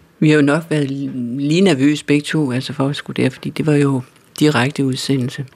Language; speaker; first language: Danish; native; Danish